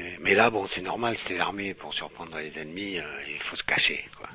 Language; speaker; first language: French; native; French